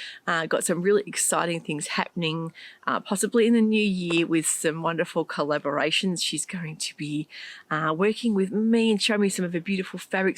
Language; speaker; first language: English; native; English